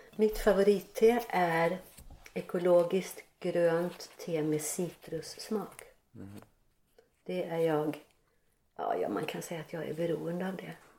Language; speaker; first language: Swedish; early bilingual, other home language; Norwegian